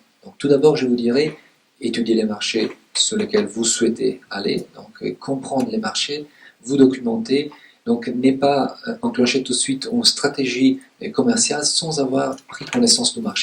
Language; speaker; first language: French; native; French